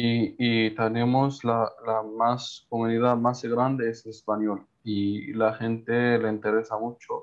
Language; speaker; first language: Spanish; non-native, learner; Arabic